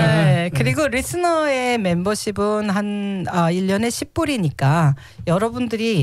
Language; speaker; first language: Korean; native; Korean